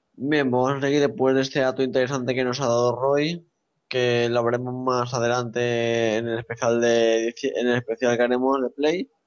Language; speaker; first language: Spanish; native; Spanish